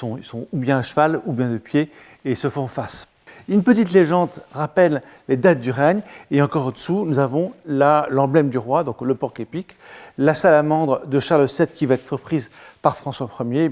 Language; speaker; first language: French; native; French